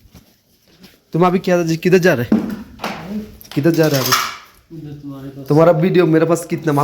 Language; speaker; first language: Hindi; non-native, learner; Bangla